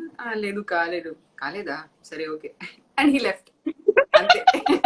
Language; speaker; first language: Telugu; non-native, fluent; Tamil